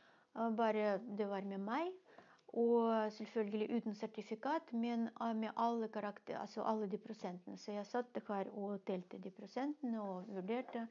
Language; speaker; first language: Norwegian; non-native, fluent; Russian